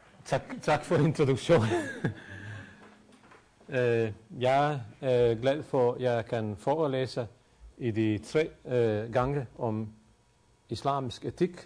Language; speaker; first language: Danish; non-native, fluent; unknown